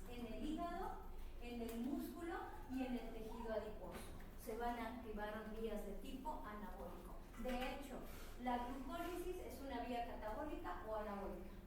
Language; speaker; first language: Spanish; native; Spanish